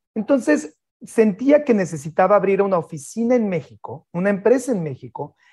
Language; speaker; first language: Spanish; native; Spanish